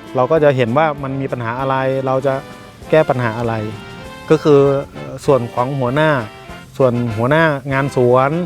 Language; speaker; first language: Thai; native; Thai